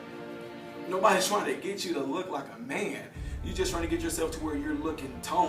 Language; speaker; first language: English; native; English